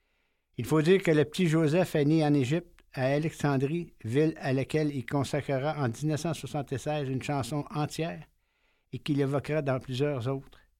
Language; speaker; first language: French; native; French